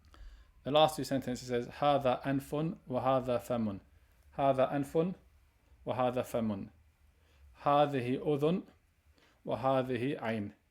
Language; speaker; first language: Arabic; non-native, fluent; English